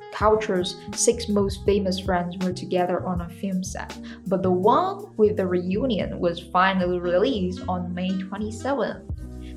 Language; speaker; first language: English; non-native, fluent; Chinese